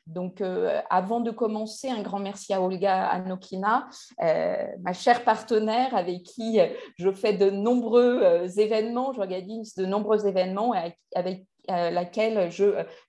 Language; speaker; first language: French; native; French